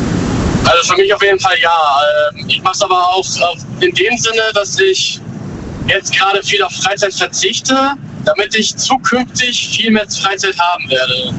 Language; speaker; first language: German; native; German